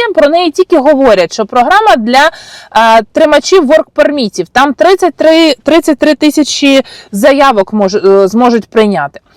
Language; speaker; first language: Ukrainian; non-native, local second language; Russian